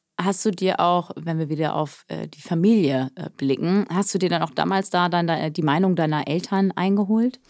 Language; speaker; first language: German; native; German